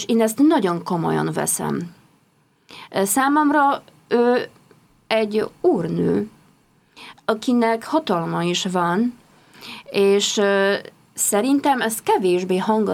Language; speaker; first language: Hungarian; non-native, fluent; Polish